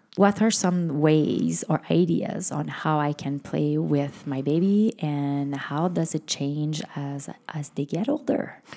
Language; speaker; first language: English; non-native, fluent; French